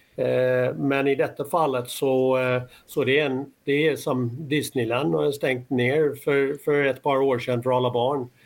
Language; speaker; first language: Swedish; non-native, fluent; English